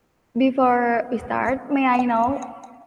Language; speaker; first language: English; non-native, learner; Indonesian